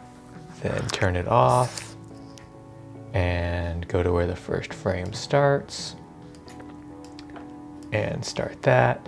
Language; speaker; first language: English; native; English